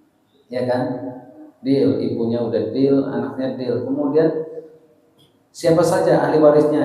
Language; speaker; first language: Indonesian; native; Indonesian